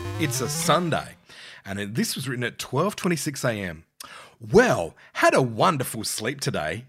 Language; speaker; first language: English; native; English